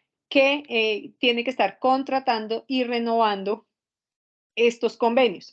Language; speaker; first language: Spanish; native; Spanish